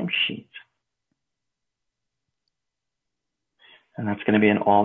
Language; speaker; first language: English; native; English